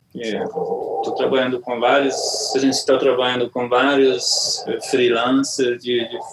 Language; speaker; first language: Portuguese; non-native, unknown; Hungarian